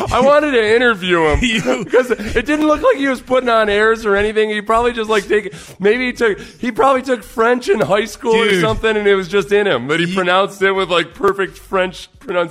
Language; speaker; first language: English; native; English